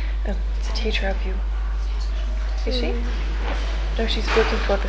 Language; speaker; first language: English; non-native, fluent; German